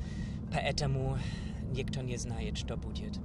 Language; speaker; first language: Russian; non-native, learner; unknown